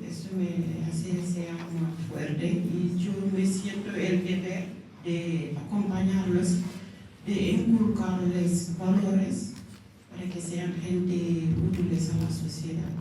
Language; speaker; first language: Spanish; non-native, local second language; Wolof